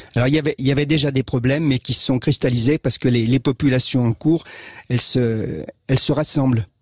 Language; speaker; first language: French; native; French